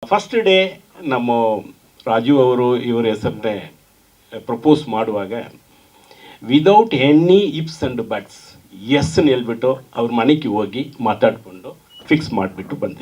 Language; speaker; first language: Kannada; non-native, fluent; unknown